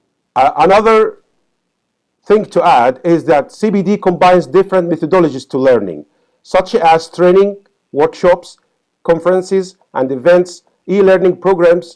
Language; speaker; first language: English; non-native, fluent; Arabic